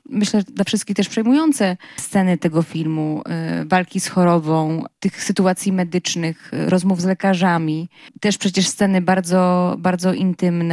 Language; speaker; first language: Polish; native; Polish